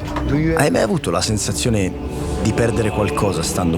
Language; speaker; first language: Italian; native; Italian